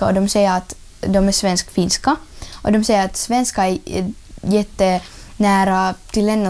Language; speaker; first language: Swedish; early bilingual, other home language; Ukrainian